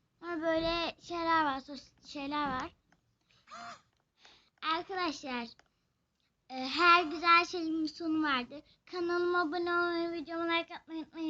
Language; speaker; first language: Turkish; native; Turkish